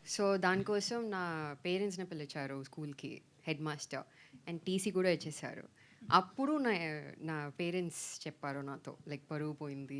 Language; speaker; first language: Telugu; non-native, fluent; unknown